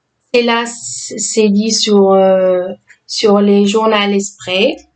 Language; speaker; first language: French; non-native, fluent; Spanish